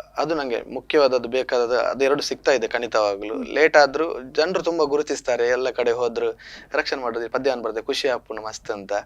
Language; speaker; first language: Kannada; non-native, local second language; Tulu